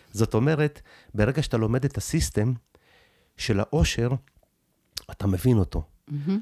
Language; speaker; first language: Hebrew; early bilingual, other home language; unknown